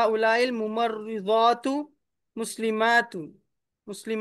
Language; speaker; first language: Arabic; non-native, learner; Urdu